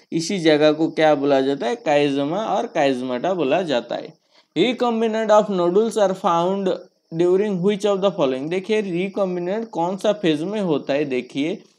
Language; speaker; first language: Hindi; non-native, local second language; Bangla